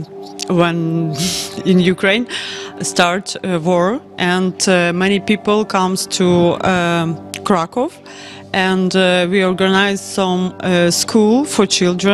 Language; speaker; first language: English; non-native, learner; Ukrainian